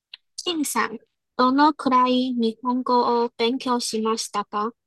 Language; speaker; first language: Japanese; non-native, learner; Chinese